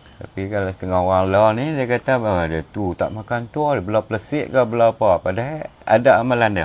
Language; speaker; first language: Malay; native; Malay